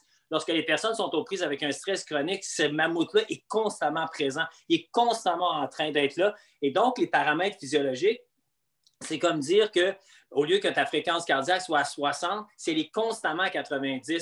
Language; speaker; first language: French; native; French